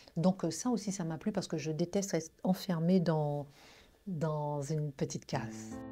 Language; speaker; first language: French; non-native, local second language; Guadeloupean Creole French